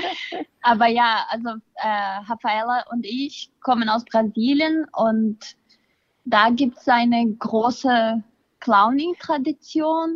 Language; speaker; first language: German; non-native, fluent; Portuguese